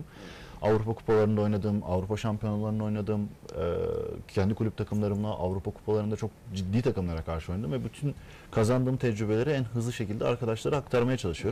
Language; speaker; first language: Turkish; native; Turkish